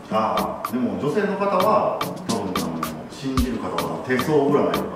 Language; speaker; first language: Japanese; native; Japanese